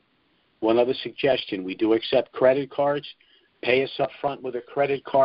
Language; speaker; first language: English; native; English